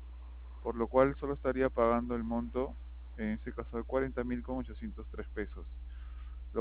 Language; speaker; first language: Spanish; native; Spanish